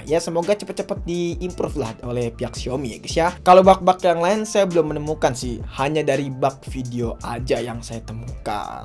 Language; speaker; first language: Indonesian; native; Indonesian